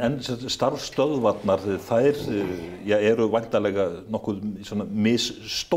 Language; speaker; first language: Icelandic; native; Icelandic